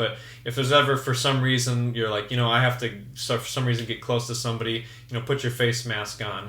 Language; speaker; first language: English; native; English